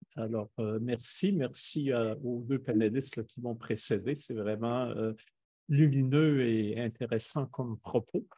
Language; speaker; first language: French; native; French